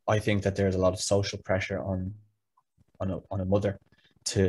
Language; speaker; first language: English; native; English